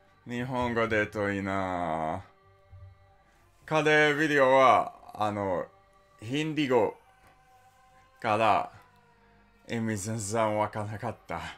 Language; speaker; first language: Japanese; non-native, learner; English